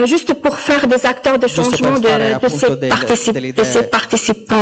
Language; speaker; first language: French; non-native, local second language; Arabic